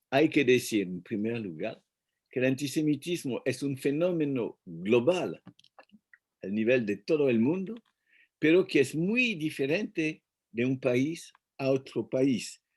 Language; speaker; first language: Spanish; non-native, fluent; French